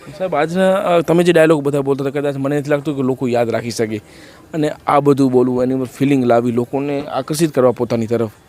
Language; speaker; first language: Gujarati; non-native, local second language; Kachhi